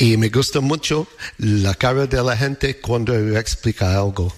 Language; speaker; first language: Spanish; non-native, learner; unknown